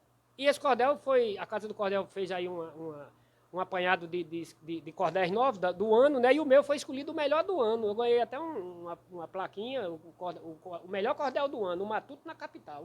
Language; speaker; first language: Portuguese; native; Portuguese